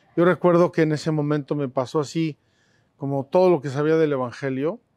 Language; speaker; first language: Spanish; native; Spanish